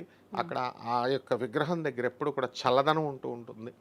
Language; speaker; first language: Telugu; native; Telugu